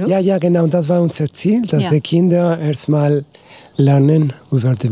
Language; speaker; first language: German; non-native, learner; Spanish